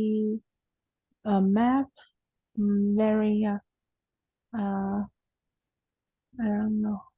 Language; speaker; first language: English; non-native, learner; Vietnamese